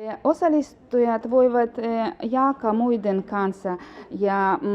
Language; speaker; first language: Finnish; non-native, fluent; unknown